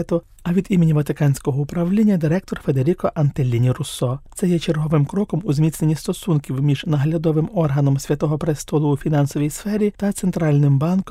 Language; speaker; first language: Ukrainian; native; Ukrainian